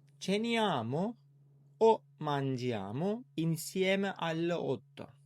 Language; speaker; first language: Italian; non-native, learner; Turkish